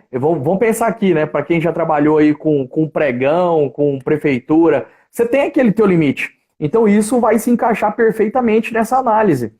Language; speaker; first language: Portuguese; native; Portuguese